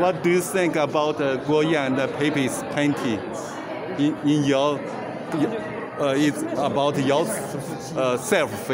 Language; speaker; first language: English; non-native, learner; Chinese